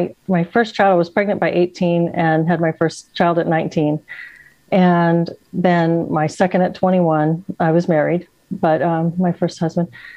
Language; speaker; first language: English; native; English